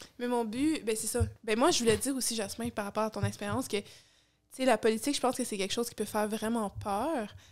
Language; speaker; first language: French; native; French